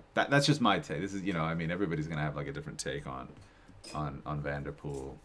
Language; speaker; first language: English; native; English